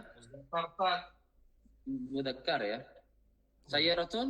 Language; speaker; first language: Arabic; non-native, fluent; Indonesian